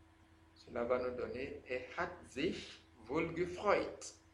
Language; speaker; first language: German; non-native, fluent; French